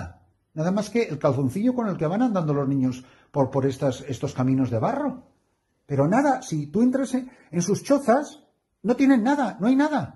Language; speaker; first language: Spanish; native; Spanish